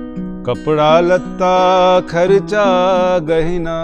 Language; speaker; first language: Hindi; early bilingual, heritage; Hindi